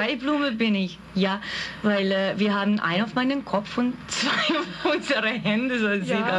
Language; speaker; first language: German; non-native, fluent; Hungarian